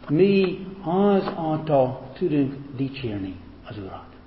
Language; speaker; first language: Hungarian; non-native, fluent; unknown